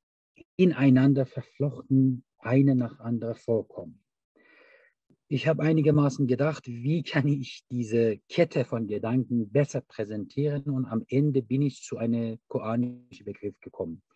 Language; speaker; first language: German; non-native, fluent; Persian